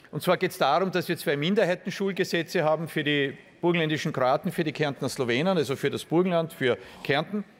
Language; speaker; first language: German; native; German